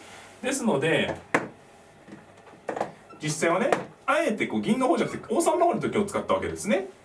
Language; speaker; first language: Japanese; native; Japanese